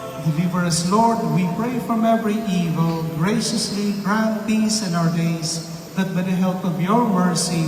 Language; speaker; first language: English; non-native, local second language; Filipino